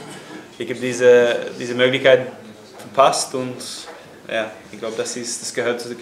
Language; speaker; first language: German; non-native, fluent; English